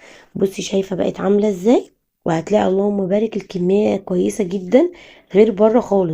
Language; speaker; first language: Arabic; native; Arabic